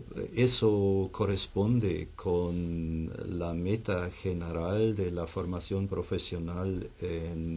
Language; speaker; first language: Spanish; non-native, fluent; German